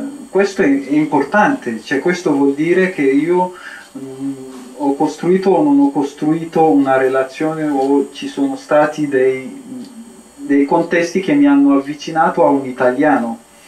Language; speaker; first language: Italian; non-native, fluent; Amharic